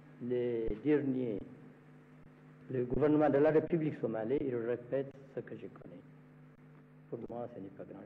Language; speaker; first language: French; non-native, fluent; Amharic